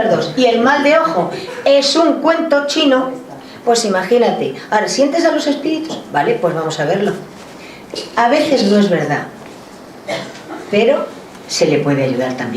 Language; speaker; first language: Spanish; native; Spanish